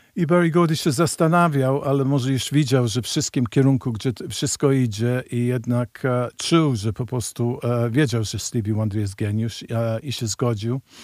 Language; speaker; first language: Polish; early bilingual, heritage; Polish